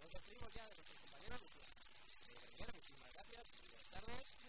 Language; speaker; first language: Spanish; native; Spanish